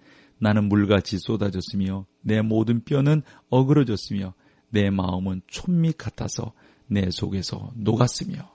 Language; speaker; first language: Korean; native; Korean